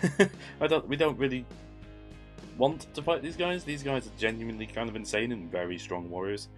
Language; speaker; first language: English; native; English